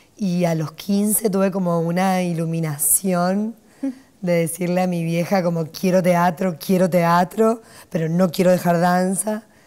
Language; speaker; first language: Spanish; native; Spanish